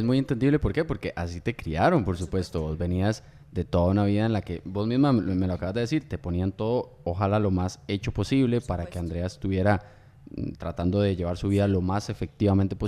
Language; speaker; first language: Spanish; native; Spanish